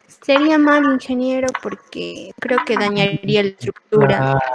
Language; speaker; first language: Spanish; native; Spanish